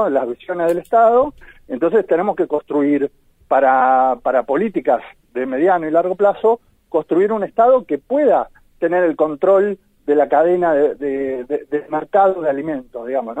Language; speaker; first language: Spanish; native; Spanish